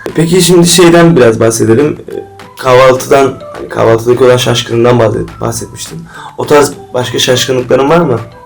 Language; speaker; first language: Turkish; native; Turkish